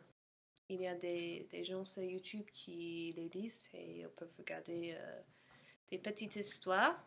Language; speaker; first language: French; non-native, fluent; English